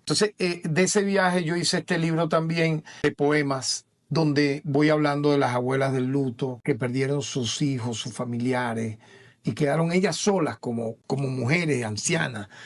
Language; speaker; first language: Spanish; native; Spanish